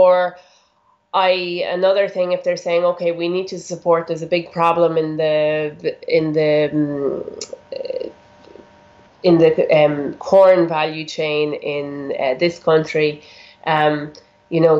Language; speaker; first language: English; native; English